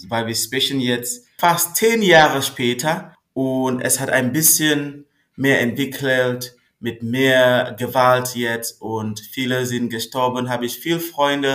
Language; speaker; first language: German; non-native, fluent; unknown